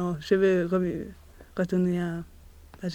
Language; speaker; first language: French; non-native, learner; Swedish